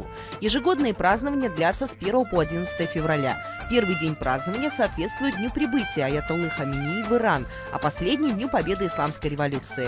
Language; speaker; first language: Russian; native; Russian